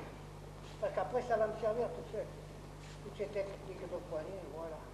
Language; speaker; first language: French; native; French